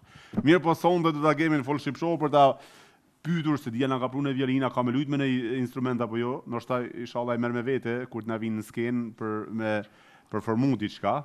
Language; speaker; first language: Albanian; native; Albanian